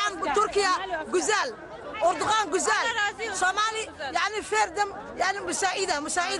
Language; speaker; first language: Turkish; non-native, learner; Somali